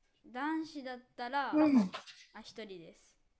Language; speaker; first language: Japanese; native; Japanese